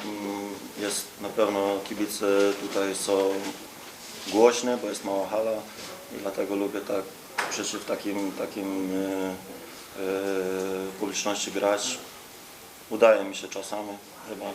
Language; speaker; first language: Polish; non-native, learner; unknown